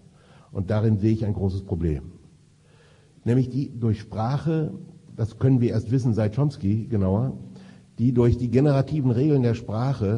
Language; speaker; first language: German; native; German